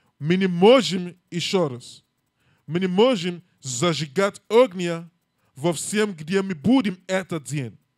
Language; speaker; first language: Russian; non-native, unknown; English